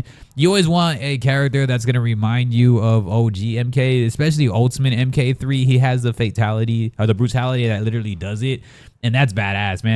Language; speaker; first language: English; native; English